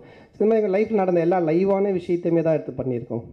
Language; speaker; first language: Tamil; native; Tamil